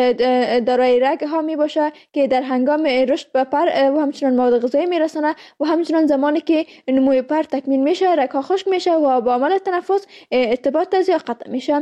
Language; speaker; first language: Persian; native; Persian